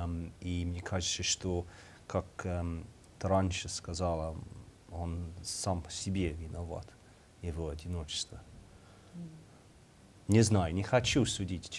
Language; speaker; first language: Russian; non-native, learner; English